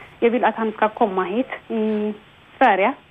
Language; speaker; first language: Swedish; non-native, learner; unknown